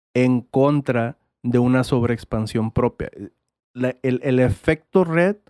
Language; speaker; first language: Spanish; native; Spanish